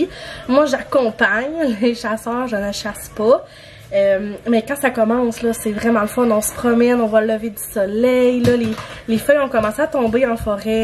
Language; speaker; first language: French; native; French